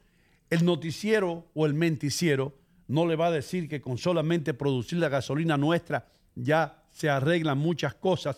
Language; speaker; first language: Spanish; native; Spanish